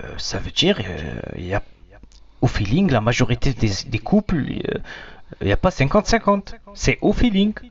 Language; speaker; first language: French; non-native, local second language; Arabic